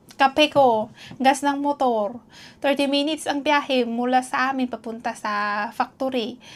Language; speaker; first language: Filipino; non-native, local second language; Cebuano